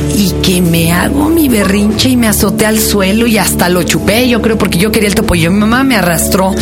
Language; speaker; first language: Spanish; native; Spanish